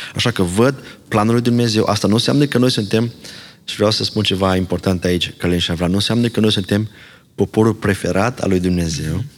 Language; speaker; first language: Romanian; non-native, local second language; Slovak